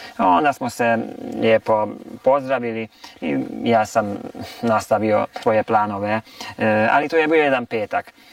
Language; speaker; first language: Croatian; early bilingual, heritage; Croatian